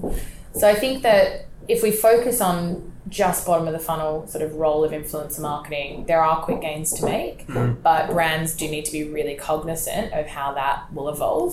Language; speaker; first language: English; native; English